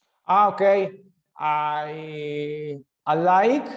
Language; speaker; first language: English; non-native, learner; Spanish